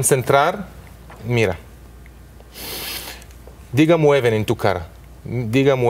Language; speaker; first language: Spanish; non-native, learner; Hebrew